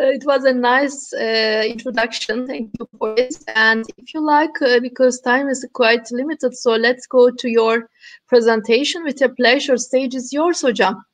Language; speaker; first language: English; non-native, fluent; Turkish